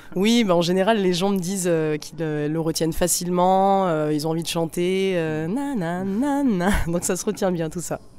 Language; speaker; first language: French; native; French